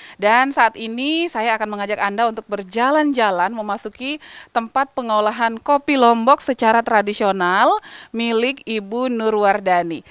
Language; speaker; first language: Indonesian; native; Indonesian